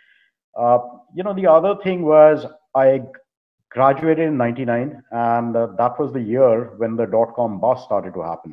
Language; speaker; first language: English; non-native, local second language; Hindi